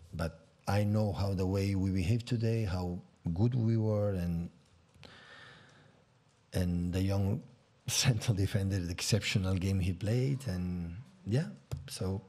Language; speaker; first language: English; non-native, fluent; Catalan